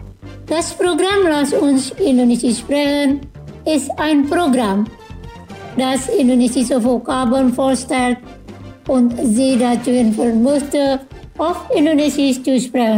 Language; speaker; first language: German; non-native, fluent; Indonesian